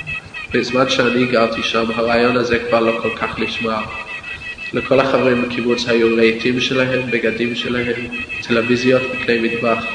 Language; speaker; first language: Hebrew; non-native, fluent; English